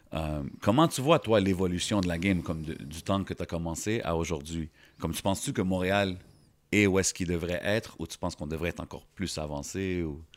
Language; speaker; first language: French; early bilingual, other home language; Arabic